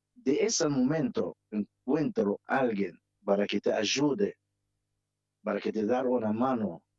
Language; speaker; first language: Spanish; non-native, learner; Arabic